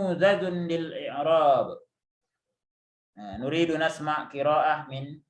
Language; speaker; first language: Arabic; non-native, fluent; Indonesian